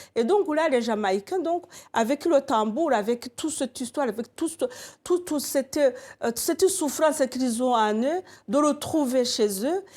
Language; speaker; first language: French; non-native, local second language; Kinyarwanda